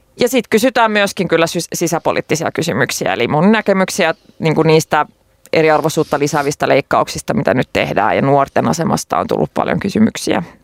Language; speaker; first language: Finnish; non-native, local second language; Swedish